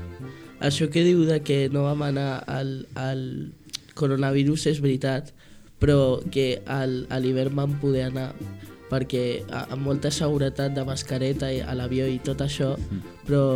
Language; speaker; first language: Catalan; early bilingual, heritage; Catalan